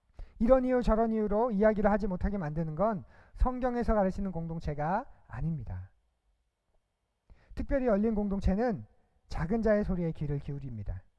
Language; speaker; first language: Korean; native; Korean